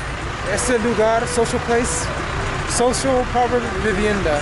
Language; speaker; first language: Spanish; non-native, learner; English